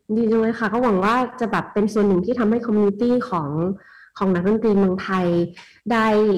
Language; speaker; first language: Thai; native; Thai